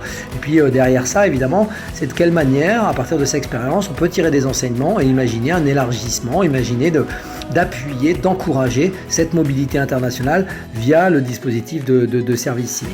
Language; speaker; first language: French; native; French